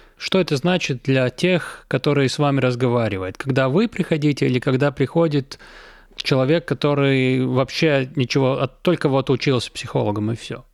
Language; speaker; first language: Russian; non-native, local second language; Latvian